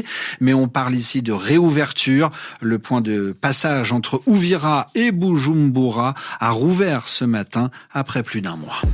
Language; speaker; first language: French; native; French